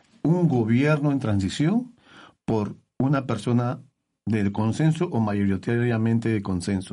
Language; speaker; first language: Spanish; native; Spanish